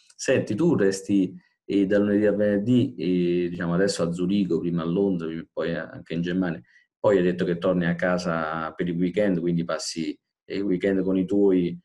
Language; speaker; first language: Italian; native; Italian